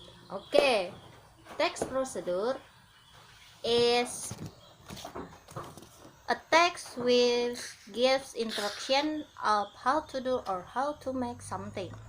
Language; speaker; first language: English; non-native, learner; Indonesian